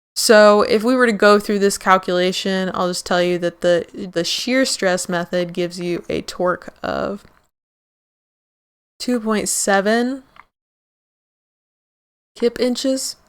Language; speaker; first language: English; native; English